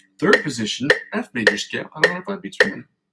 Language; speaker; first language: English; native; English